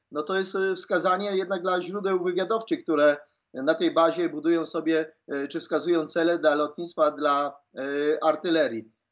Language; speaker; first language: Polish; native; Polish